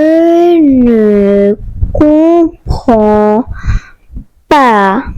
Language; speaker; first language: French; non-native, fluent; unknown